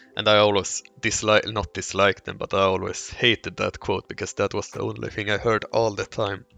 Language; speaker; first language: English; non-native, fluent; Swedish